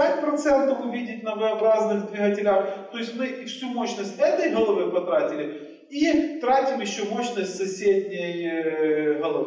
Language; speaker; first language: Russian; native; Russian